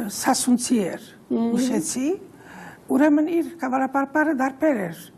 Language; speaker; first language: Armenian; early bilingual, heritage; Armenian